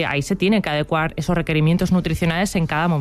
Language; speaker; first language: Spanish; native; Spanish